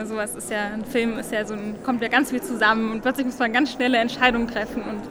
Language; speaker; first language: German; native; German